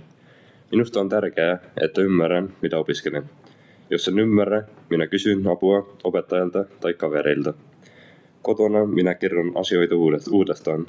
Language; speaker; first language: Finnish; non-native, learner; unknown